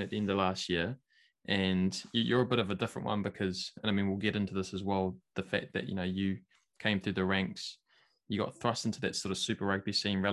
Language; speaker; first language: English; native; English